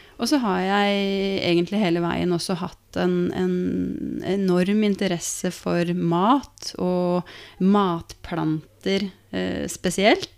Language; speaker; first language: Norwegian; native; Norwegian